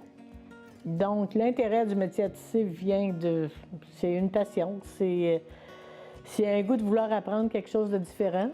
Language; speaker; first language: French; native; French